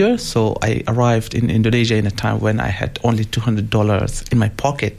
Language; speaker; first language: English; non-native, local second language; Hazaragi